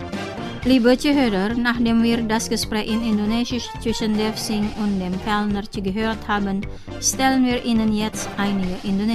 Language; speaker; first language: German; non-native, fluent; Indonesian